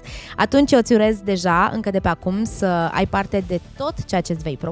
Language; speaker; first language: Romanian; native; Romanian